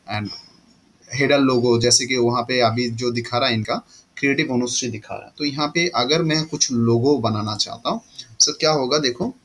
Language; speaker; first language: Hindi; non-native, local second language; Bangla